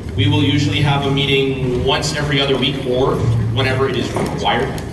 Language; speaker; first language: English; native; English